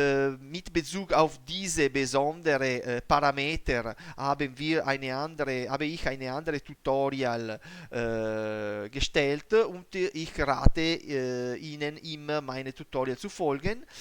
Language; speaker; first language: German; non-native, learner; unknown